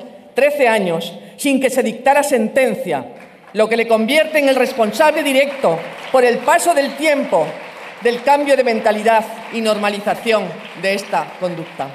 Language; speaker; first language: Spanish; native; Spanish